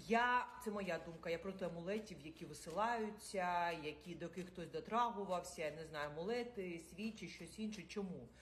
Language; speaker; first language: Ukrainian; non-native, local second language; Russian